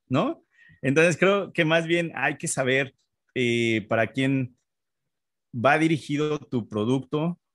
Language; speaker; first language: Spanish; native; Spanish